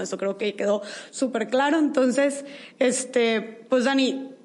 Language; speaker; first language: Spanish; native; Spanish